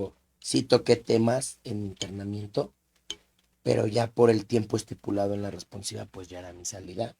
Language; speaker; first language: Spanish; native; Spanish